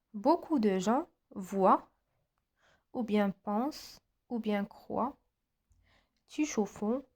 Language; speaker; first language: French; non-native, local second language; Arabic